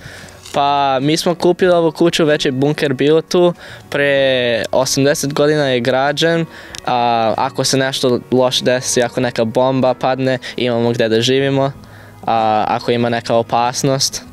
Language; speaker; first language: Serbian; early bilingual, heritage; English